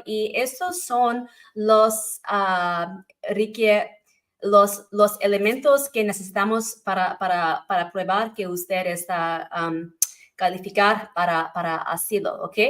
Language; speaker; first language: Spanish; non-native, learner; English